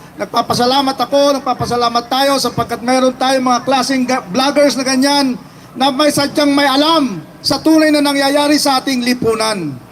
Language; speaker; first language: Filipino; non-native, local second language; Iloko